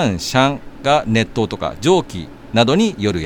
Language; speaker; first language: Japanese; native; Japanese